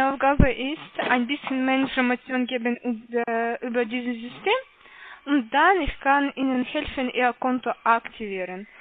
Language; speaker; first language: German; non-native, learner; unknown